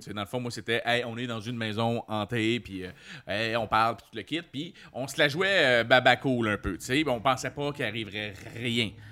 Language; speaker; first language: French; native; French